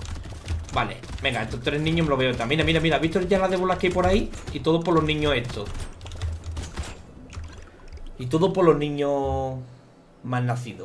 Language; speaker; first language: Spanish; native; Spanish